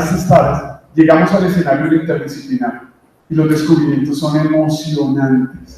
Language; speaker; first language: Spanish; native; Spanish